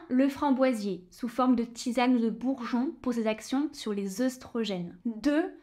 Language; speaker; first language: French; native; French